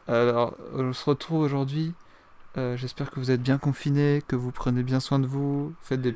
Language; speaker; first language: French; native; French